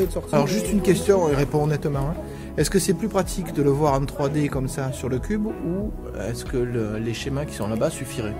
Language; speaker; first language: French; native; French